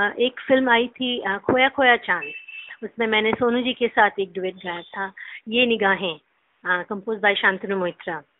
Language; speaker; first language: Hindi; non-native, local second language; Bangla